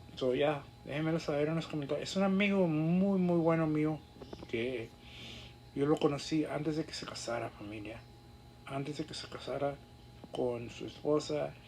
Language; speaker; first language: Spanish; early bilingual, other home language; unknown